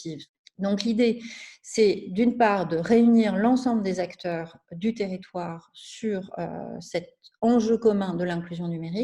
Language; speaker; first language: French; native; French